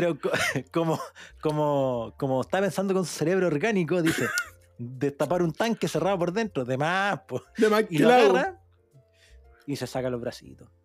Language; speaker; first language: Spanish; native; Spanish